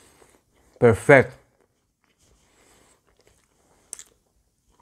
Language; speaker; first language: Swedish; non-native, learner; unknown